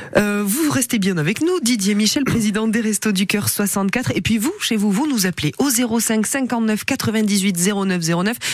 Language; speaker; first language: French; native; French